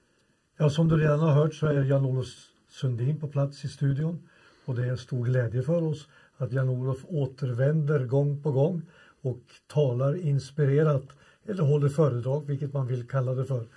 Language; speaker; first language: Swedish; native; Swedish